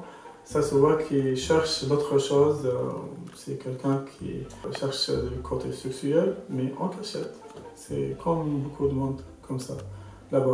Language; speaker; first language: French; non-native, local second language; Arabic